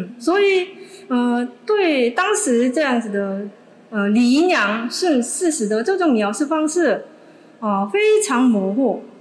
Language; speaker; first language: Chinese; non-native, fluent; Korean